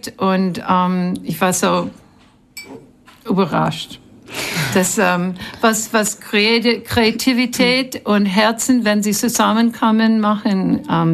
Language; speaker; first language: German; non-native, learner; English